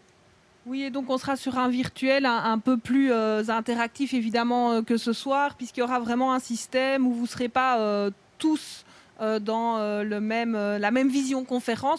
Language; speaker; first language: French; native; French